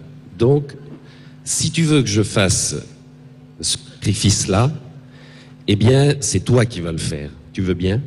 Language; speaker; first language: French; native; French